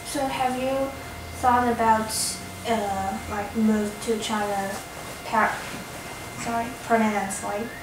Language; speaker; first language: English; non-native, fluent; Chinese